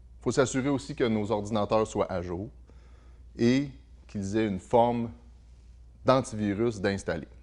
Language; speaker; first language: French; native; French